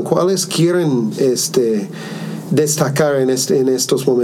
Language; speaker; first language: Spanish; non-native, fluent; English